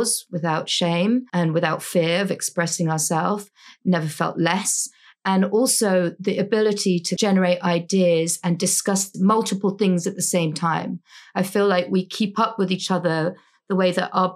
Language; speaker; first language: English; native; English